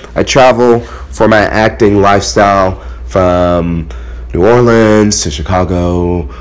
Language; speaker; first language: English; early bilingual, other home language; Akan